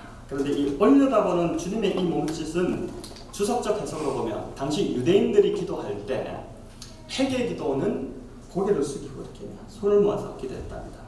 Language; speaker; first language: Korean; native; Korean